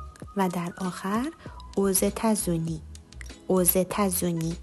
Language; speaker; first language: French; non-native, fluent; Persian